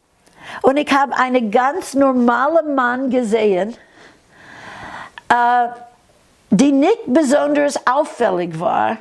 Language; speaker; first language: German; non-native, fluent; English